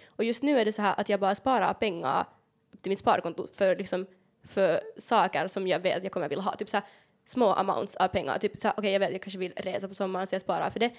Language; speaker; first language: Swedish; native; Swedish